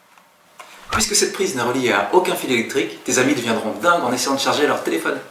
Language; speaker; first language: French; native; French